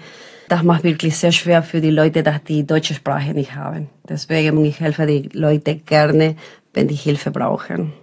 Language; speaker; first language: German; non-native, learner; Spanish